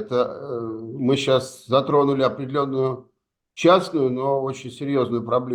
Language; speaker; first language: Russian; native; Russian